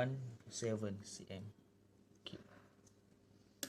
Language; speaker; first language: English; non-native, local second language; Malay